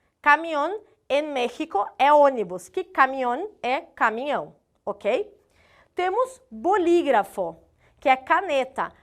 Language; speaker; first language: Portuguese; native; Portuguese